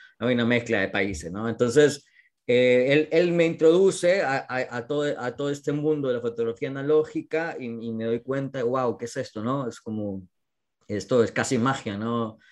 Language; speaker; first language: Spanish; native; Spanish